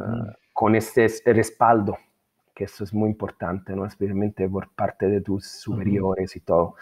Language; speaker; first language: Spanish; non-native, fluent; Italian